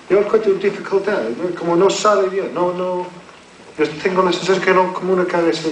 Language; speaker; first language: Spanish; non-native, learner; English